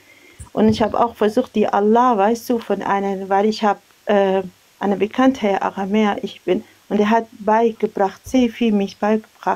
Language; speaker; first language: German; non-native, learner; Arabic